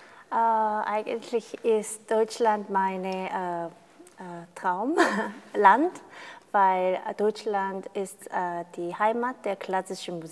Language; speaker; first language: German; non-native, fluent; Korean